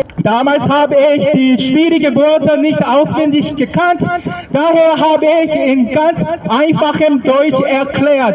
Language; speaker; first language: German; non-native, fluent; Korean